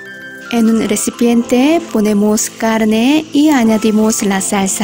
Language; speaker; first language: Spanish; non-native, learner; Korean